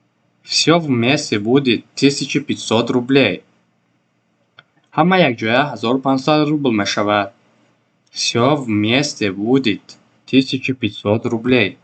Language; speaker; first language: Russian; non-native, local second language; Tajik